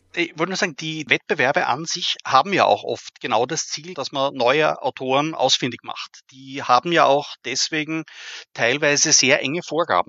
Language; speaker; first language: German; native; German